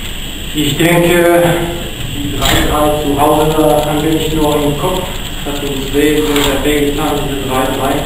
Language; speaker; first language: German; non-native, fluent; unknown